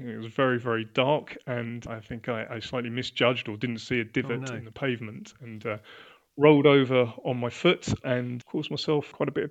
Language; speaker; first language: English; native; English